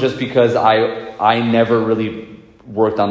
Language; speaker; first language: English; native; English